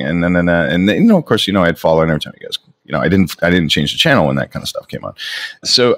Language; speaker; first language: English; native; English